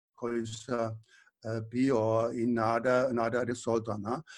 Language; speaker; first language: Portuguese; non-native, fluent; German